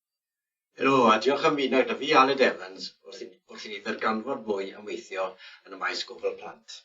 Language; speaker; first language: Welsh; native; Welsh